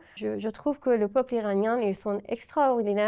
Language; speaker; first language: French; non-native, fluent; Persian